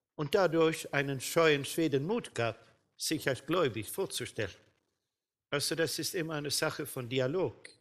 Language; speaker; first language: German; non-native, fluent; Swedish